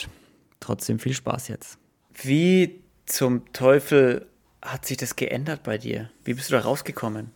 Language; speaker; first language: German; native; German